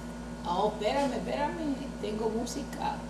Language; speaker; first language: Spanish; native; Spanish